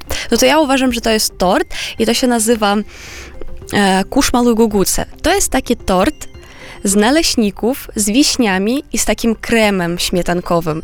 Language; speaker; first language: Polish; non-native, fluent; Romanian